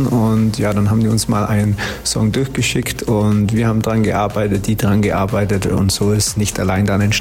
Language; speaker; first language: German; native; German